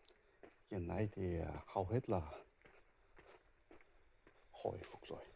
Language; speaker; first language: Vietnamese; non-native, learner; Japanese